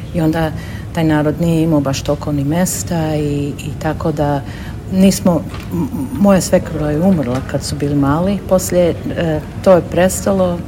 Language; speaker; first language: Serbian; early bilingual, heritage; Serbian